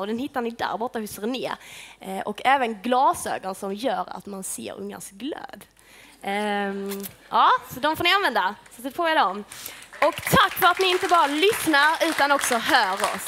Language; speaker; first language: Swedish; native; Swedish